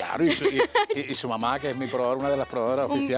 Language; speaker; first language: Spanish; native; Spanish